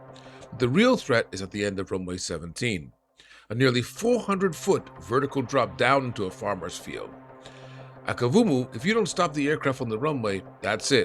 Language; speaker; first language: English; native; English